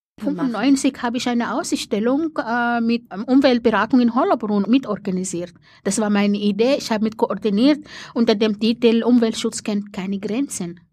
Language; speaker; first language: German; non-native, fluent; Arabic